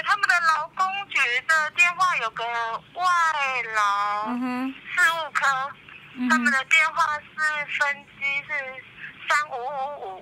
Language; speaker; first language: Chinese; native; Chinese